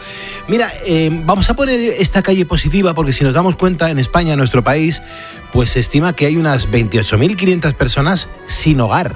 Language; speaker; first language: Spanish; native; Spanish